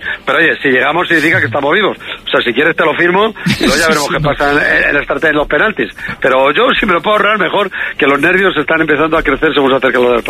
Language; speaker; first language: Spanish; native; Spanish